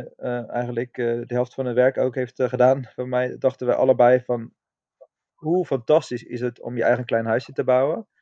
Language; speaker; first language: Dutch; non-native, fluent; German